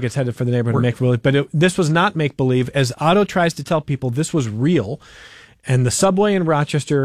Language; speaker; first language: English; native; English